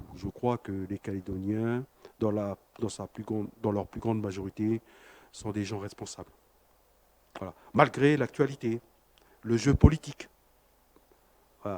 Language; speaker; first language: French; native; French